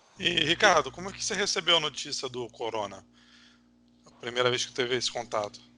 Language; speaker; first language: Portuguese; native; Portuguese